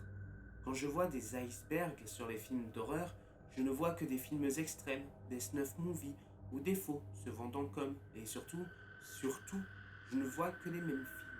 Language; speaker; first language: French; native; French